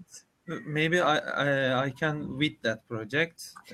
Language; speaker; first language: English; non-native, learner; Turkish